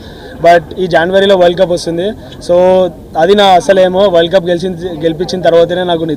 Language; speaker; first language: Telugu; native; Telugu